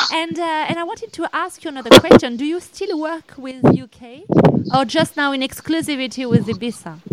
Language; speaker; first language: English; non-native, learner; French